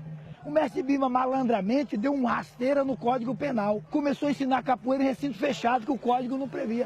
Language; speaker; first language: Portuguese; native; Portuguese